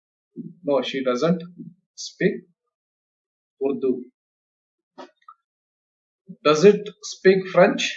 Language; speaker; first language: English; non-native, local second language; Kannada